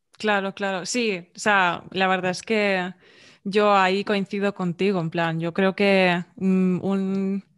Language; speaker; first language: Spanish; native; Spanish